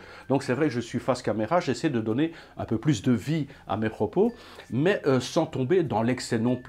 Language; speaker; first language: French; native; French